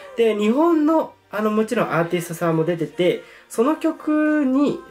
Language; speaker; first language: Japanese; native; Japanese